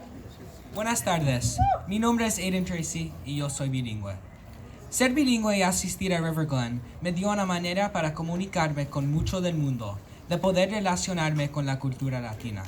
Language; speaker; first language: Spanish; non-native, local second language; English